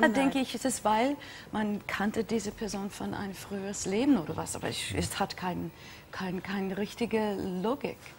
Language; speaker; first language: German; non-native, fluent; English